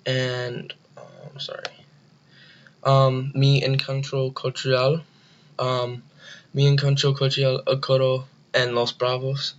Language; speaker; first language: Spanish; non-native, learner; English